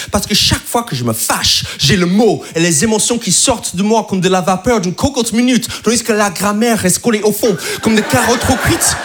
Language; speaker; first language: French; non-native, fluent; English